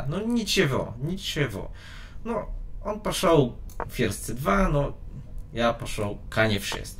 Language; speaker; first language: Russian; non-native, learner; Polish